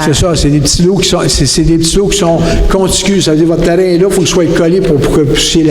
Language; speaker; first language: French; native; French